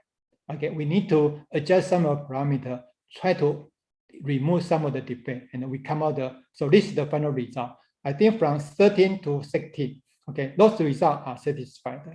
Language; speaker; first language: English; non-native, fluent; Chinese